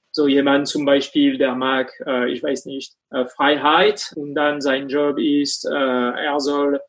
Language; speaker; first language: German; non-native, fluent; French